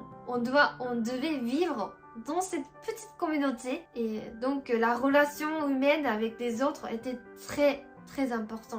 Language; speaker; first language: French; non-native, fluent; Japanese